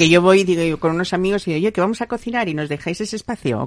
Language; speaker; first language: Spanish; native; Spanish